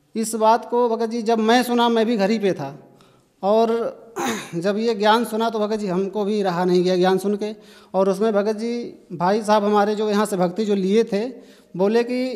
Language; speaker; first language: Hindi; native; Hindi